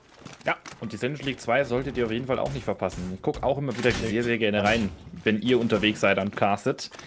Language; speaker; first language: German; native; German